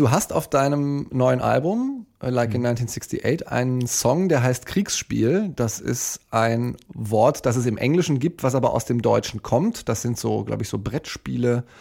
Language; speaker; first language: German; native; German